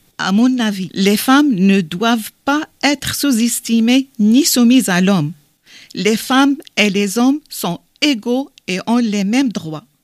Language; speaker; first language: French; non-native, learner; Arabic